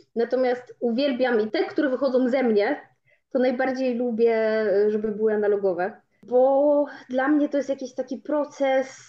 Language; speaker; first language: Polish; native; Polish